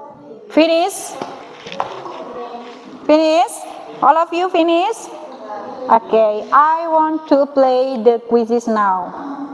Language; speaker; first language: English; non-native, learner; Indonesian